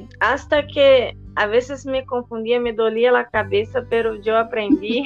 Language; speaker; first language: Spanish; non-native, fluent; Portuguese